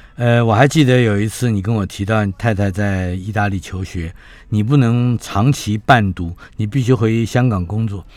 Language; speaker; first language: Chinese; native; Chinese